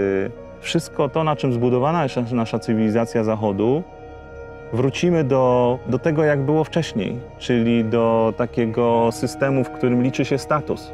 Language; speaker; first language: Polish; native; Polish